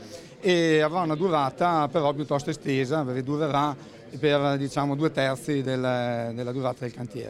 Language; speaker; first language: Italian; native; Italian